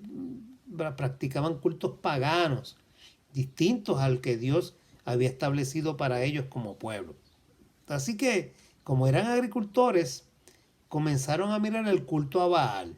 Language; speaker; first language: Spanish; native; Spanish